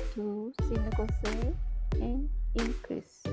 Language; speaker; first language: English; non-native, learner; Indonesian